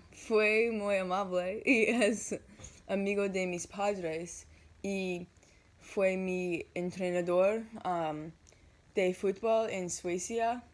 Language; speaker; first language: Spanish; non-native, learner; English